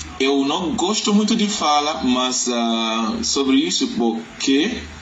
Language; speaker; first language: Portuguese; non-native, learner; Yoruba